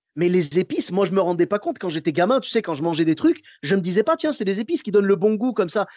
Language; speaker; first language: French; early bilingual, other home language; Arabic